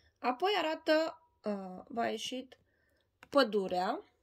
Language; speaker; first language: Romanian; native; Romanian